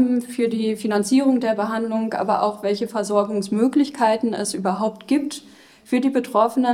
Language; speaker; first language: German; native; German